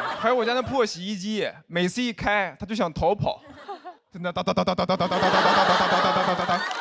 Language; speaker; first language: Chinese; native; Chinese